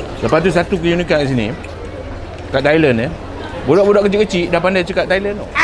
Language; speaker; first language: Malay; native; Malay